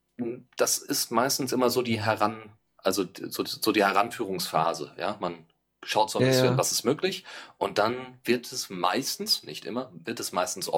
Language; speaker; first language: German; native; German